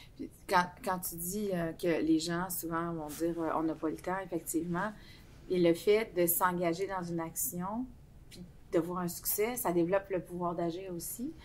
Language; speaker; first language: French; native; French